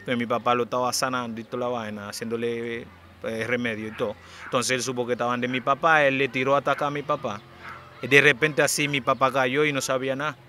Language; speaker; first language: Spanish; non-native, fluent; Haitian Creole